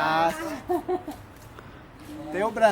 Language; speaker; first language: Portuguese; non-native, learner; Italian